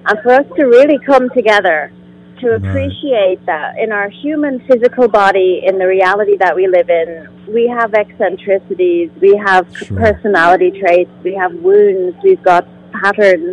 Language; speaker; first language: English; native; English